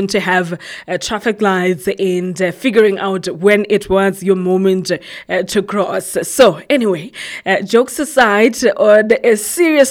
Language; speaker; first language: English; non-native, local second language; Southern Sotho